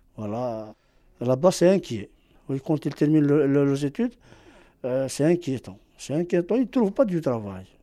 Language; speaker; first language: French; non-native, local second language; Arabic